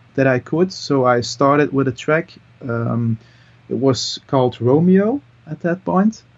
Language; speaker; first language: English; non-native, fluent; Dutch